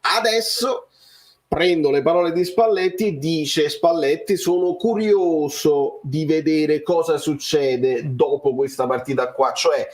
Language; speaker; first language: Italian; native; Italian